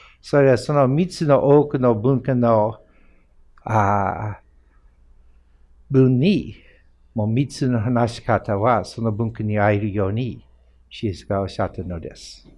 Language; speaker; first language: Japanese; non-native, fluent; English